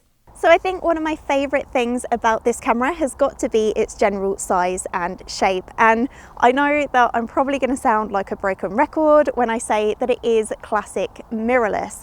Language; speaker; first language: English; native; English